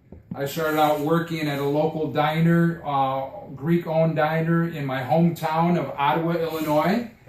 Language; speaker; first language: English; native; English